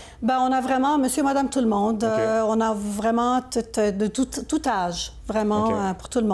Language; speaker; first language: French; native; French